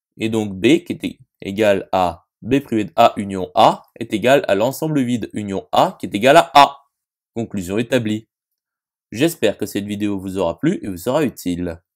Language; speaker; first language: French; native; French